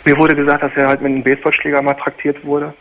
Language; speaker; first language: German; native; German